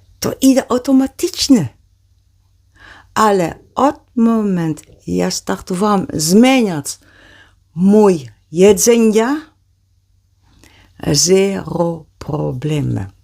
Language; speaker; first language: Polish; non-native, learner; Dutch